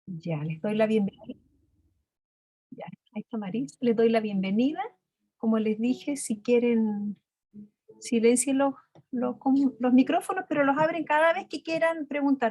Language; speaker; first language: Spanish; native; Spanish